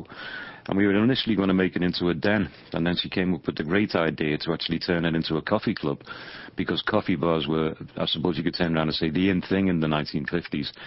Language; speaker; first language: English; native; English